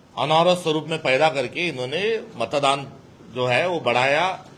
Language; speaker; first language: Hindi; non-native, local second language; Marathi